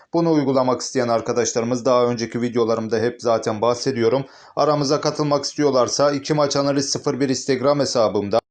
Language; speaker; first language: Turkish; native; Turkish